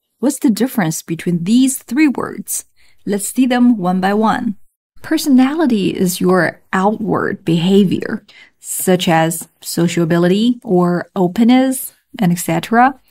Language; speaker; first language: English; non-native, fluent; Chinese